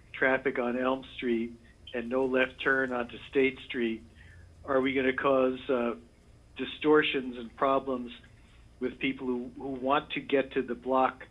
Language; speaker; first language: English; native; English